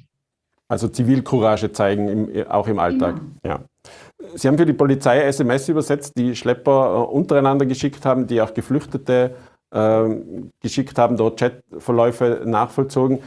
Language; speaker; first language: German; native; German